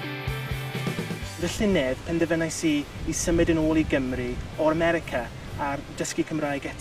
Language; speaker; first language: Welsh; non-native, local second language; English